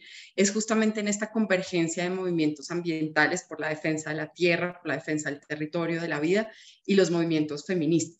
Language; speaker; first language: Spanish; native; Spanish